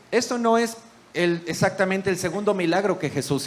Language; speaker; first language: Spanish; native; Spanish